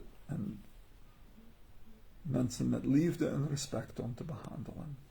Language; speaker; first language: Dutch; non-native, learner; English